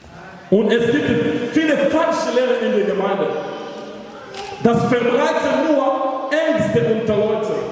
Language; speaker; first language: German; non-native, learner; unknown